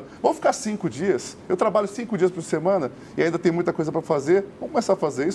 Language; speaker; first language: Portuguese; native; Portuguese